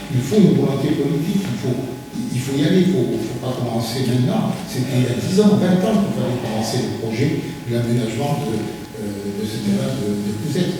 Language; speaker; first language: French; native; French